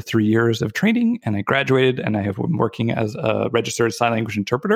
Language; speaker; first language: English; native; English